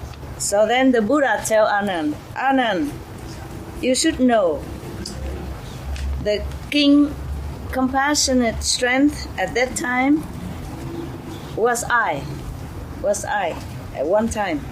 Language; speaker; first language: English; non-native, fluent; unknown